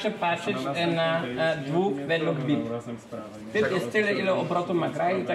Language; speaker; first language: Polish; non-native, fluent; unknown